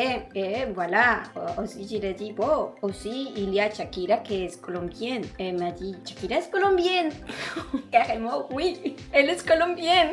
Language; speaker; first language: French; non-native, learner; Spanish